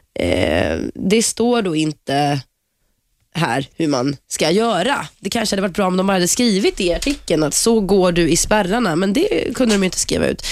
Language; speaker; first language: Swedish; native; Swedish